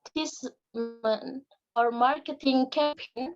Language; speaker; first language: English; non-native, learner; Indonesian